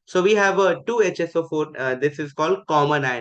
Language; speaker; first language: English; non-native, local second language; Hindi